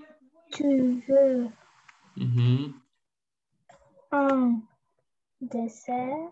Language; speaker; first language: French; non-native, learner; Russian